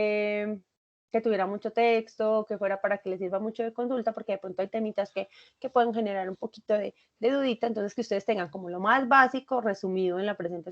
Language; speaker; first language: Spanish; native; Spanish